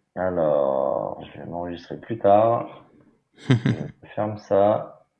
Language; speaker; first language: French; native; French